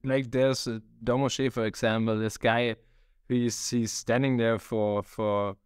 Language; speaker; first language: English; non-native, fluent; German